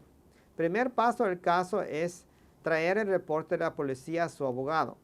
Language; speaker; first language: Spanish; non-native, fluent; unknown